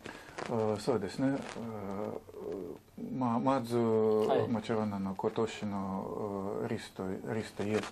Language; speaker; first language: Japanese; non-native, learner; Russian